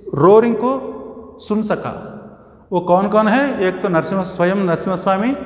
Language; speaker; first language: Hindi; non-native, local second language; Telugu